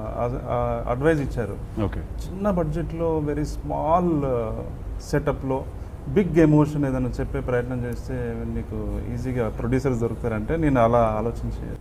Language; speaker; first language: Telugu; native; Telugu